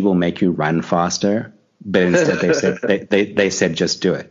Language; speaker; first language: English; native; English